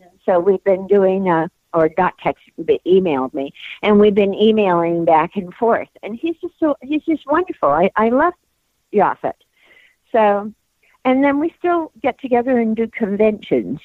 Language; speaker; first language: English; native; English